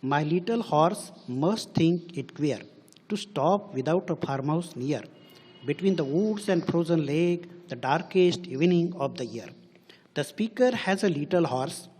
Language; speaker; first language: English; non-native, local second language; Marathi